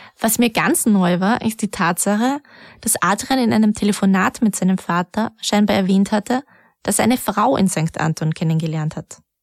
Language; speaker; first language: German; native; German